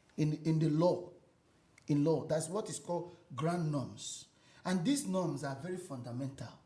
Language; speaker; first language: English; non-native, local second language; Igbo